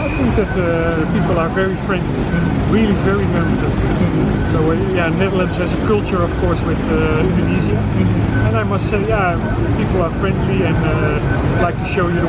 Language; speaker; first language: English; non-native, fluent; Dutch